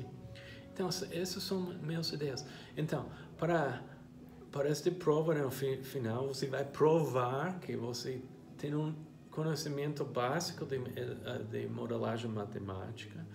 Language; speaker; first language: Portuguese; non-native, fluent; English